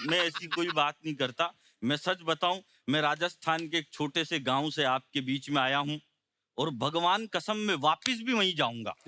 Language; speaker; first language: Hindi; native; Hindi